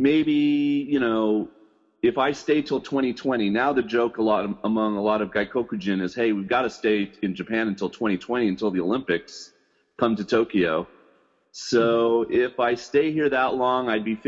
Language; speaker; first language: English; native; English